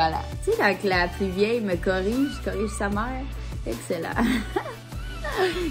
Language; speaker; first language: French; native; French